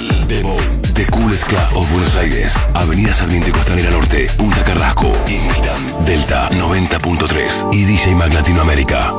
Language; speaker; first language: Spanish; native; Spanish